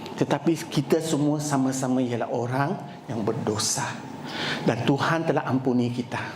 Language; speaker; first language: Malay; non-native, local second language; Chinese